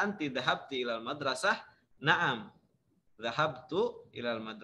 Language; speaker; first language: Arabic; non-native, fluent; Indonesian